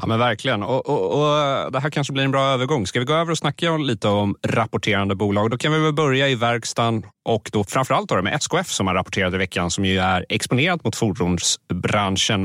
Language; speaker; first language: Swedish; native; Swedish